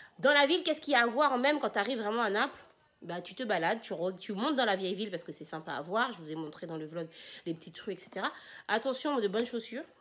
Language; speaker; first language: French; native; French